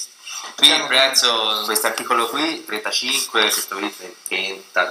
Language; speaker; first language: Italian; native; Italian